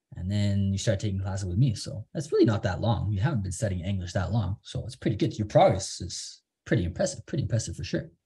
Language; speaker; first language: English; native; English